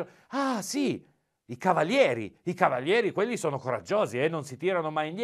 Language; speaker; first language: Italian; native; Italian